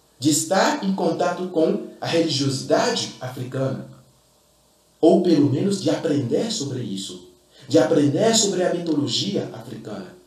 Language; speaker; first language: Portuguese; non-native, fluent; Fon